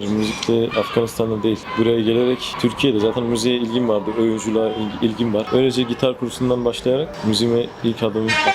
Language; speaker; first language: Turkish; non-native, fluent; Persian